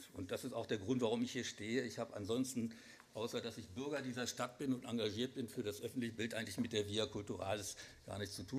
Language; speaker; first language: German; native; German